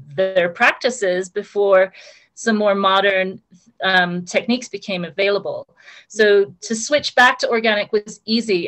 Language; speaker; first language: English; native; English